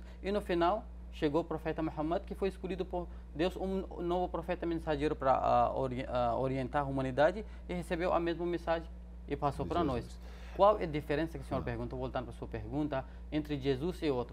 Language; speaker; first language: Portuguese; non-native, fluent; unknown